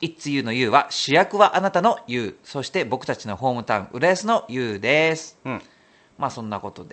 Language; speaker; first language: Japanese; native; Japanese